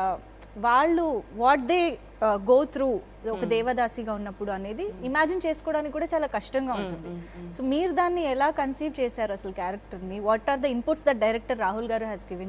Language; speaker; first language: Telugu; native; Telugu